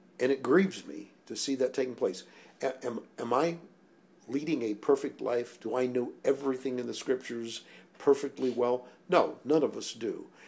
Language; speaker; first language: English; native; English